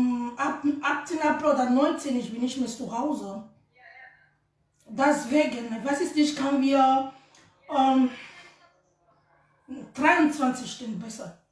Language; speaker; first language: German; non-native, learner; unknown